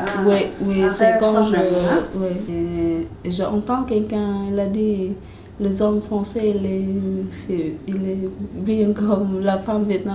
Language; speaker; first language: French; non-native, learner; Vietnamese